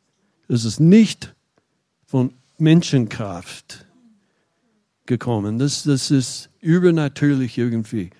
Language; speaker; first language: German; non-native, fluent; English